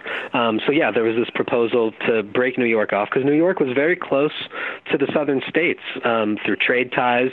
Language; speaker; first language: English; native; English